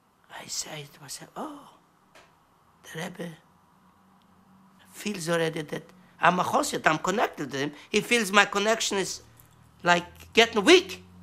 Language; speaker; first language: English; non-native, learner; Yiddish